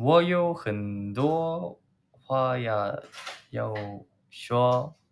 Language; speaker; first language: Chinese; non-native, learner; Korean